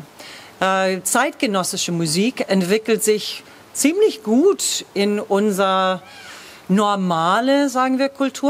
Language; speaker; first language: German; non-native, fluent; English